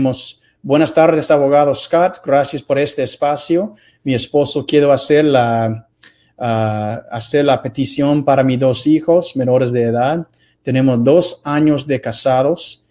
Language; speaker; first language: Spanish; non-native, fluent; English